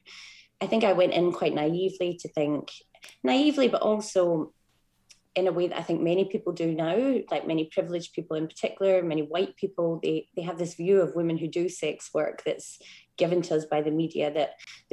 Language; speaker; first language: English; native; English